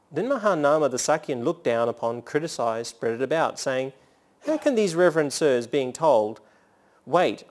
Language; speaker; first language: English; native; English